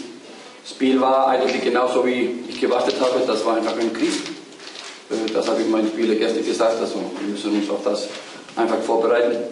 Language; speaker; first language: German; non-native, fluent; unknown